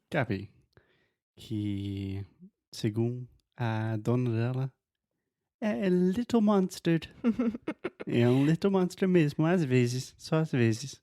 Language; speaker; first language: Portuguese; non-native, fluent; English